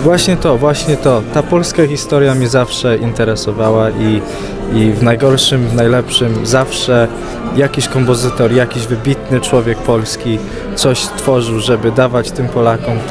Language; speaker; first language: Polish; early bilingual, heritage; English